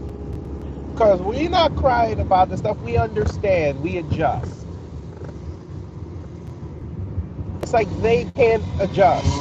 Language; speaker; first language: English; native; English